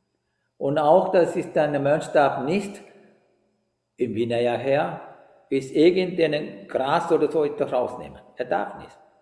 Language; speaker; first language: German; non-native, fluent; Sinhala